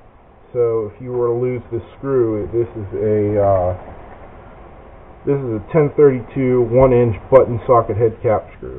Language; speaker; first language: English; native; English